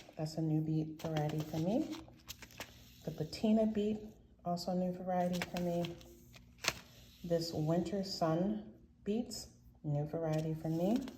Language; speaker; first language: English; native; English